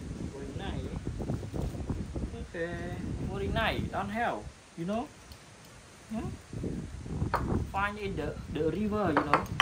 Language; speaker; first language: English; non-native, learner; Khmer